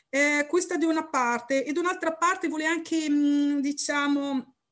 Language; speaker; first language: Italian; non-native, learner; Arabic